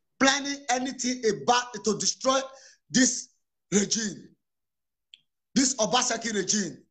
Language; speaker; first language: Nigerian Pidgin; non-native, local second language; Bini